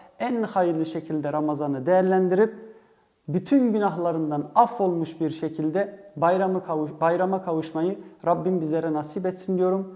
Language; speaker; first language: Turkish; early bilingual, heritage; Turkish